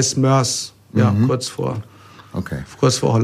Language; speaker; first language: German; native; German